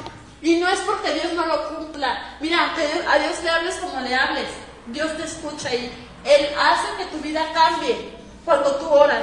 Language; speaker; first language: Spanish; native; Spanish